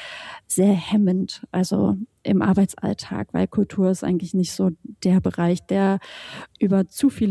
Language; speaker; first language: German; native; German